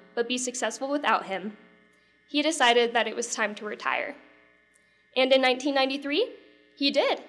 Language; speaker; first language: English; native; English